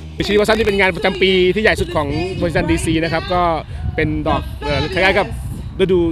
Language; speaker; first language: Thai; native; Thai